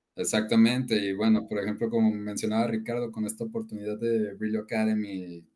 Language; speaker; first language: Spanish; native; Spanish